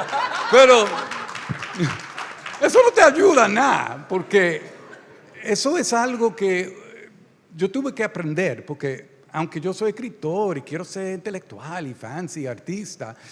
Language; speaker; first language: Spanish; early bilingual, heritage; Spanish